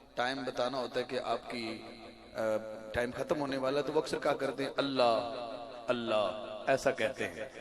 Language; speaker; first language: Urdu; non-native, local second language; Punjabi